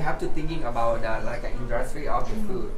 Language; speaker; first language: English; non-native, learner; Thai